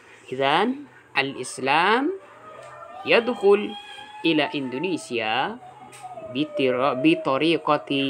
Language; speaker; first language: Arabic; non-native, fluent; Indonesian